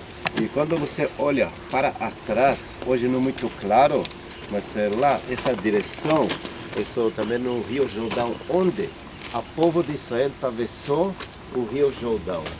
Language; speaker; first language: Portuguese; non-native, learner; Hebrew